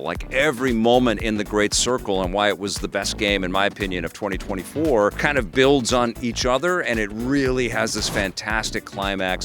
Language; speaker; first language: English; native; English